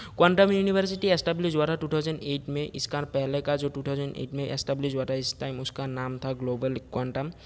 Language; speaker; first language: Hindi; non-native, local second language; Assamese